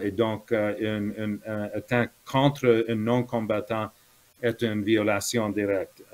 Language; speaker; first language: French; non-native, fluent; English